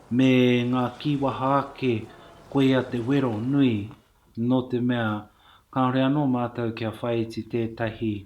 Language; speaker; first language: Māori; native; Māori